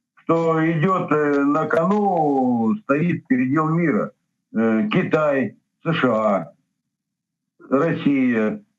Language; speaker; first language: Russian; native; Russian